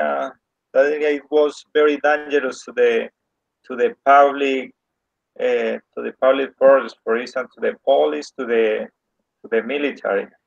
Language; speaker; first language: English; non-native, learner; Spanish